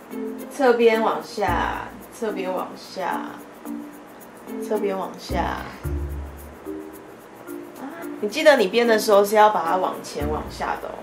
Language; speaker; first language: Chinese; native; Chinese